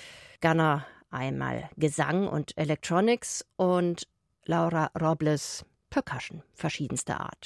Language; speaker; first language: German; native; German